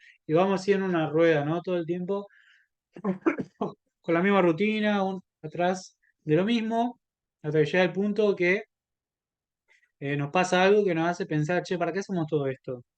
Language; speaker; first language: Spanish; native; Spanish